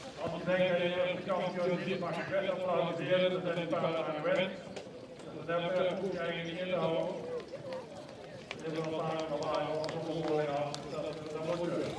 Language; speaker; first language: Dutch; native; Dutch